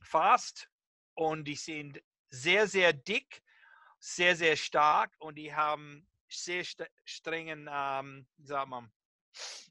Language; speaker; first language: German; non-native, fluent; English